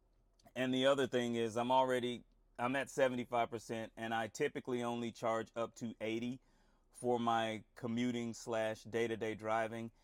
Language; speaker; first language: English; native; English